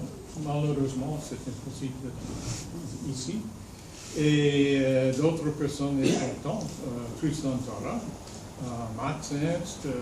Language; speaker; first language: French; non-native, fluent; English